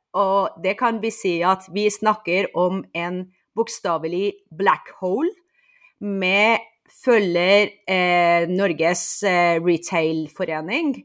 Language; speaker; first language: Norwegian; non-native, fluent; Persian